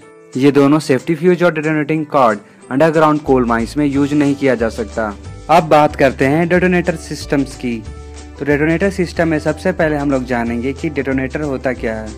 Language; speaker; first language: Hindi; native; Hindi